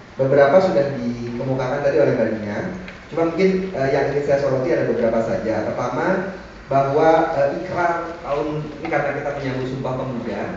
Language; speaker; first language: Indonesian; native; Indonesian